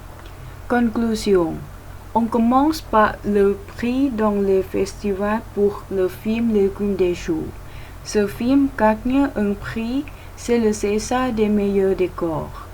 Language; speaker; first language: French; non-native, learner; Thai